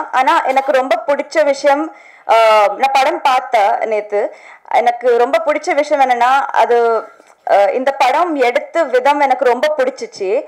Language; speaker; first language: Tamil; non-native, learner; Telugu